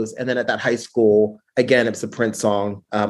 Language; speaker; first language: English; native; English